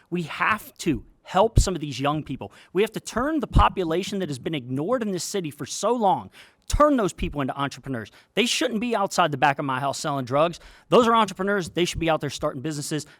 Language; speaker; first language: English; native; English